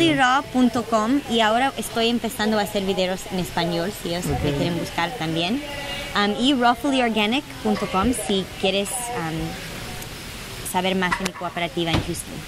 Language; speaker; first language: Spanish; early bilingual, heritage; Spanish